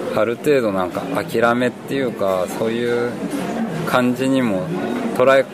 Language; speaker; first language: Japanese; early bilingual, heritage; Japanese